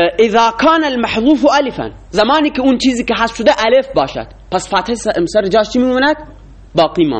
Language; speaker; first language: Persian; non-native, local second language; Baluchi